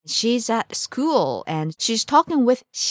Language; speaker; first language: English; non-native, fluent; Japanese